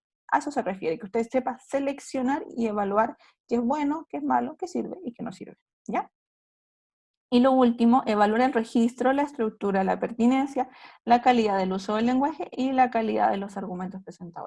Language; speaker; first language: Spanish; native; Spanish